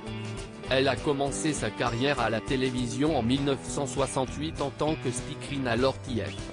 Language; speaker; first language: French; native; French